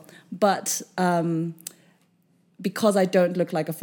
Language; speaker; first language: English; non-native, local second language; Japanese